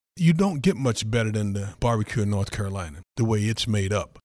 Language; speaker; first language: English; native; English